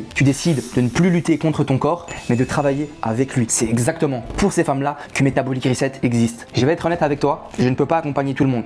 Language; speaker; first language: French; native; French